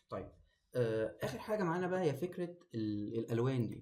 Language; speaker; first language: Arabic; native; Arabic